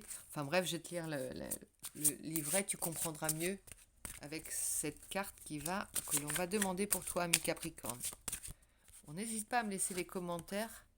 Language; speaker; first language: French; native; French